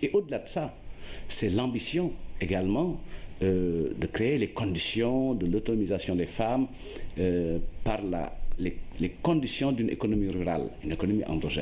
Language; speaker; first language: French; non-native, local second language; Wolof